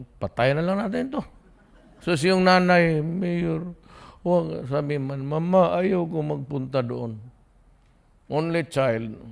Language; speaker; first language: Filipino; non-native, local second language; Cebuano